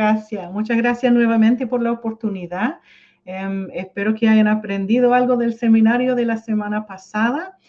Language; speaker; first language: Spanish; non-native, fluent; English